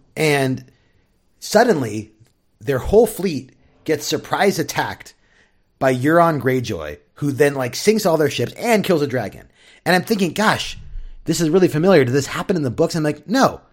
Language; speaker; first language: English; native; English